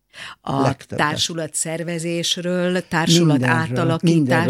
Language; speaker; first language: Hungarian; native; Hungarian